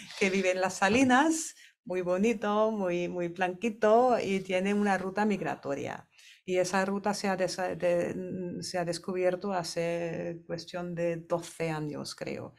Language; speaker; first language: Spanish; non-native, fluent; German